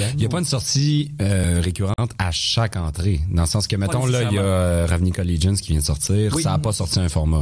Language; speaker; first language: French; native; French